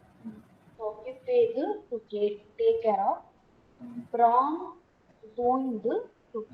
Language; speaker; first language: French; non-native, learner; Tamil